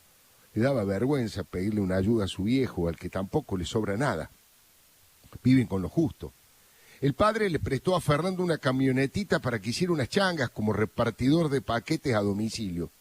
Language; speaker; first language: Spanish; native; Spanish